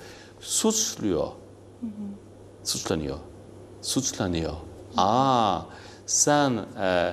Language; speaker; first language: Turkish; non-native, learner; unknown